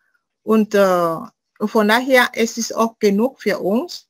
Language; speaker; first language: German; non-native, fluent; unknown